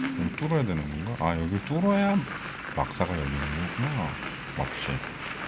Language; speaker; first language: Korean; native; Korean